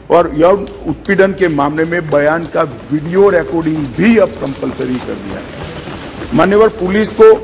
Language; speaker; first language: Hindi; non-native, local second language; Gujarati